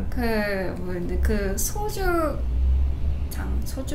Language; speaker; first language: Korean; non-native, fluent; Japanese